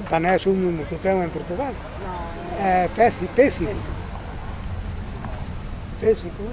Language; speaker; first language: Portuguese; non-native, local second language; Spanish